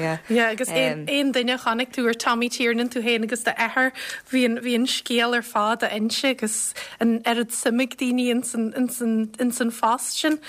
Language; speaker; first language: Irish; native; Irish